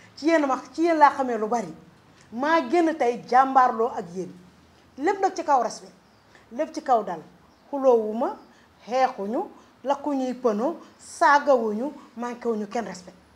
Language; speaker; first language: Wolof; non-native, local second language; Fula